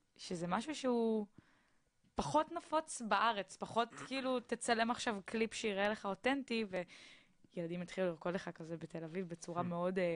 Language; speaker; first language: Hebrew; native; Hebrew